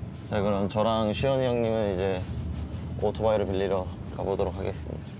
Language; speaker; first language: Korean; native; Korean